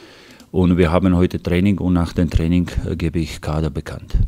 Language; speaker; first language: German; non-native, fluent; Hungarian